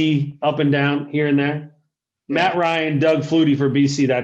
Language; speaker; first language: English; native; English